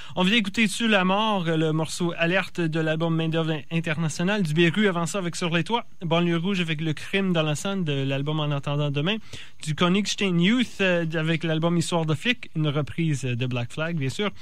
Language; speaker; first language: French; native; French